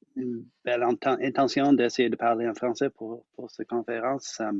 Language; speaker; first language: French; non-native, learner; English